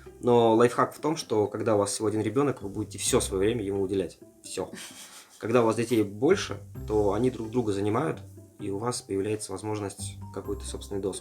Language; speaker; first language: Russian; native; Russian